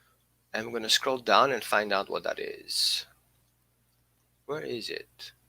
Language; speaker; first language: English; non-native, fluent; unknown